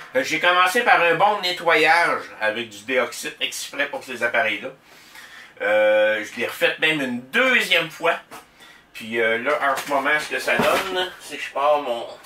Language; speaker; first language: French; native; French